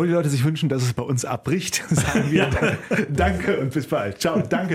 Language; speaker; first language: German; native; German